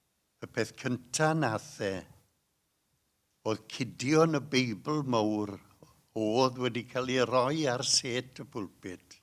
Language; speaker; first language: Welsh; native; Welsh